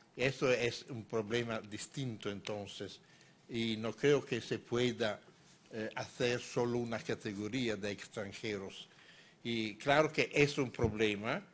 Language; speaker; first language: Spanish; non-native, fluent; Italian